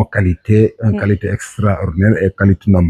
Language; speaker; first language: French; non-native, local second language; Wolof